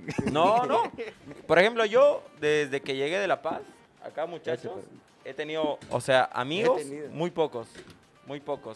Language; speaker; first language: Spanish; native; Spanish